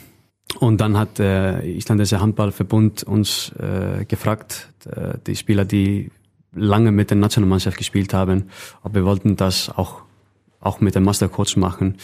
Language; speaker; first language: German; non-native, fluent; Icelandic